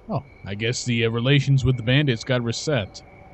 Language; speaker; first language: English; native; English